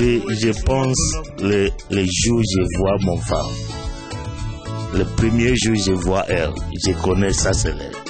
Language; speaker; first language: French; non-native, learner; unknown